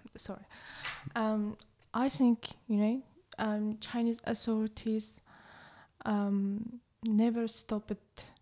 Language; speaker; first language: English; non-native, learner; Chinese